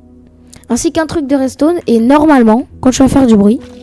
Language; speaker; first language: French; native; French